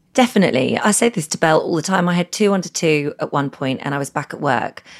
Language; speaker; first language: English; native; English